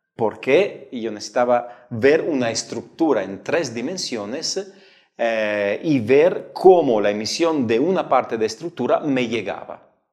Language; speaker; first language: Spanish; non-native, fluent; Italian